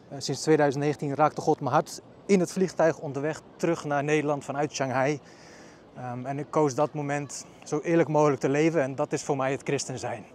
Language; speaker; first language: Dutch; early bilingual, other home language; Bosnian